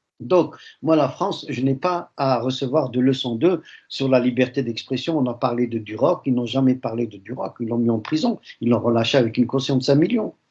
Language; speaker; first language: French; early bilingual, other home language; Arabic